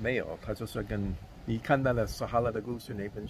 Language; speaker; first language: Chinese; non-native, fluent; English